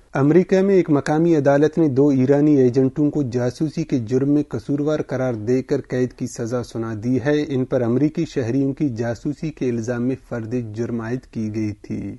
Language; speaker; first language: Urdu; non-native, local second language; Baluchi